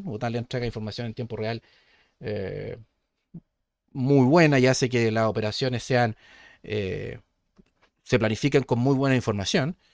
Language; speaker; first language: Spanish; native; Spanish